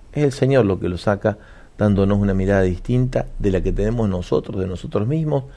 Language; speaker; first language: Spanish; native; Spanish